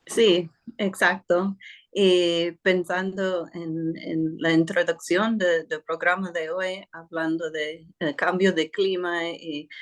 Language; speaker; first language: Spanish; non-native, fluent; English